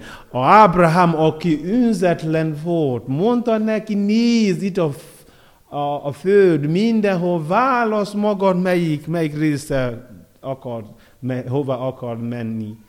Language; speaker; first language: Hungarian; non-native, learner; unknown